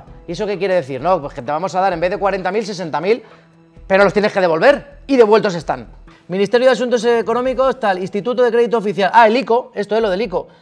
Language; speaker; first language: Spanish; native; Spanish